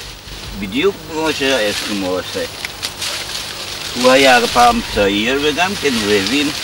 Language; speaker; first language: Hebrew; non-native, fluent; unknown